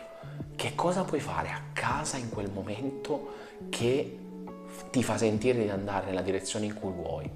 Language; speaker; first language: Italian; native; Italian